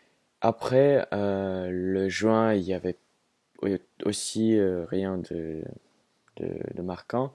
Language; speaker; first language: French; non-native, fluent; Russian